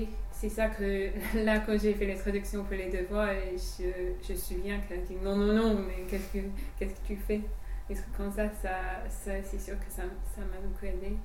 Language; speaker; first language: French; non-native, fluent; English